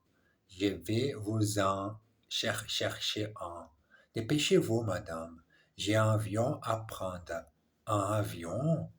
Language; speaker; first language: French; non-native, learner; English